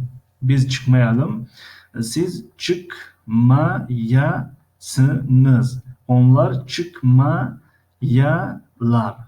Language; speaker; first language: Turkish; non-native, fluent; Tajik